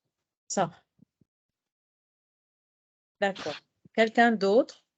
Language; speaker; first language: French; non-native, fluent; Arabic